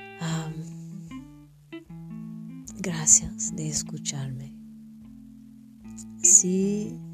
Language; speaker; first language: Spanish; non-native, fluent; French